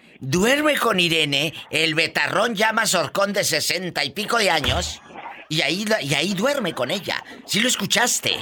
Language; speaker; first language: Spanish; native; Spanish